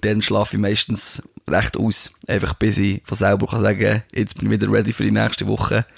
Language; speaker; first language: German; native; German